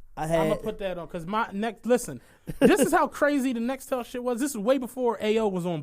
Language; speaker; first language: English; native; English